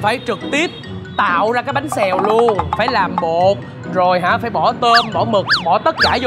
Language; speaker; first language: Vietnamese; native; Vietnamese